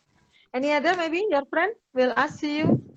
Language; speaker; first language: English; non-native, learner; Indonesian